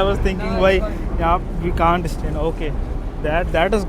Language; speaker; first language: English; non-native, learner; Hindi